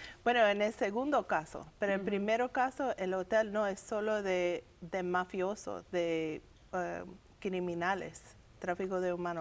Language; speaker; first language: Spanish; early bilingual, heritage; English